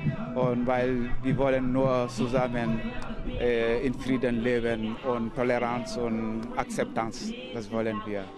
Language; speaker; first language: German; non-native, learner; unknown